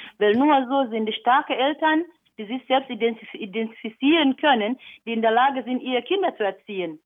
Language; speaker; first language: German; non-native, fluent; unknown